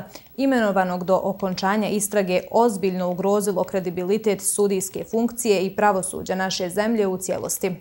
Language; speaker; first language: Serbian; native; Serbian